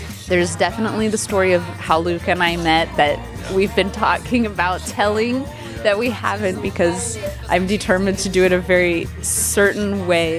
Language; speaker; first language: English; native; English